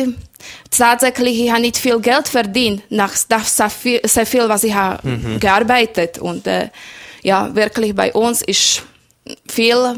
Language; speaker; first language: German; non-native, learner; Slovak